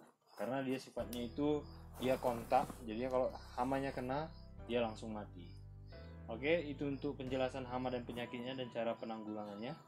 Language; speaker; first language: Indonesian; native; Indonesian